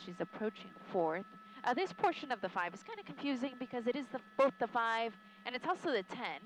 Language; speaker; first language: English; early bilingual, other home language; Spanish